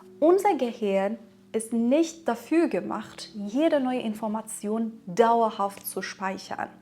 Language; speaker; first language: German; non-native, fluent; Persian